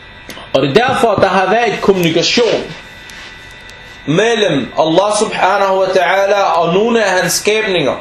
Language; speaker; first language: Danish; non-native, fluent; Arabic